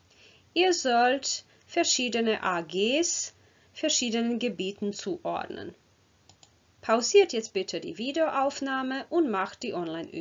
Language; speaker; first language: German; non-native, fluent; Croatian